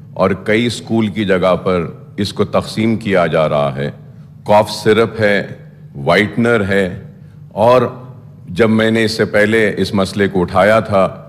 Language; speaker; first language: Urdu; native; Urdu